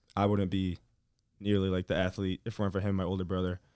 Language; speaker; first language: English; native; English